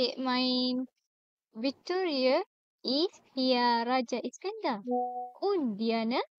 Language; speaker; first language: German; non-native, learner; Malay